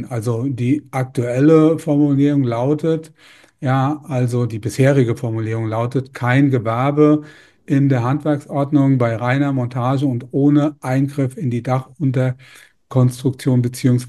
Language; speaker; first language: German; native; German